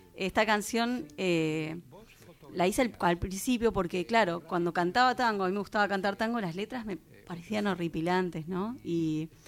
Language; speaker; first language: Spanish; native; Spanish